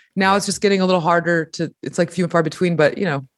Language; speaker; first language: English; early bilingual, other home language; Spanish